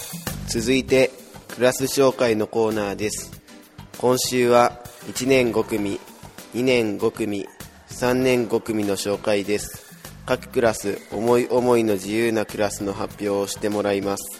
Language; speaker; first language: Japanese; native; Japanese